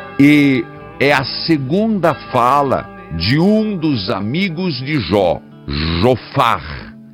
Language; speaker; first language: Portuguese; native; Portuguese